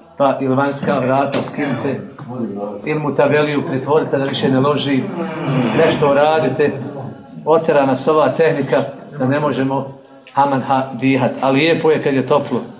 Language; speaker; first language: Croatian; native; Croatian